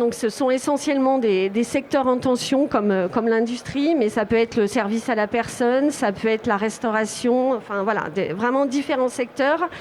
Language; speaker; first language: French; native; French